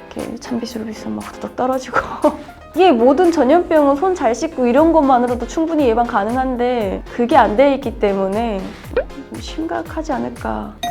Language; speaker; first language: Korean; native; Korean